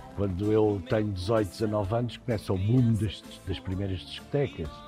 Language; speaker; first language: Portuguese; native; Portuguese